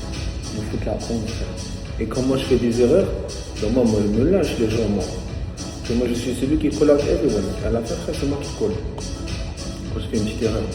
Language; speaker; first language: French; non-native, local second language; Arabic